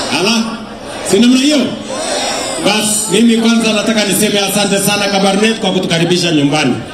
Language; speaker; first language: Swahili; non-native, local second language; Kalenjin